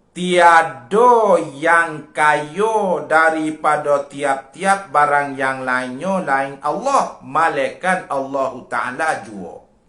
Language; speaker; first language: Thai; non-native, local second language; Malay